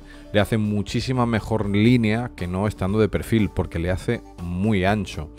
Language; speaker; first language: Spanish; native; Spanish